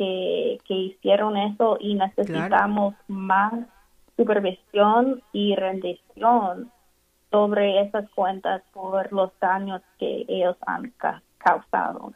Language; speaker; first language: Spanish; non-native, fluent; English